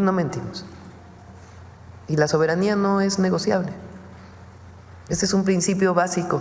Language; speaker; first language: Spanish; native; Spanish